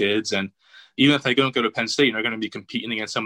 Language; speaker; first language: English; native; English